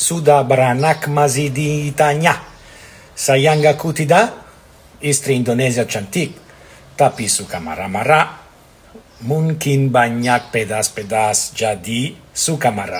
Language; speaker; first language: Indonesian; non-native, learner; Italian